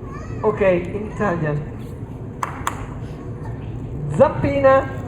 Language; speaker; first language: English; non-native, learner; Italian